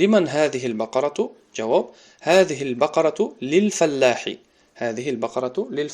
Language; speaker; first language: Arabic; non-native, fluent; Tajik